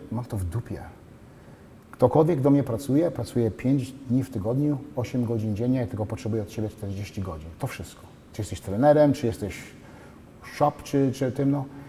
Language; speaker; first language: Polish; native; Polish